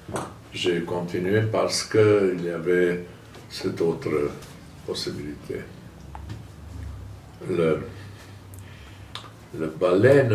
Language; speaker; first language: French; non-native, fluent; German